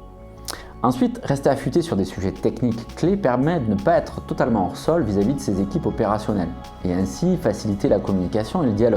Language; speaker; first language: French; native; French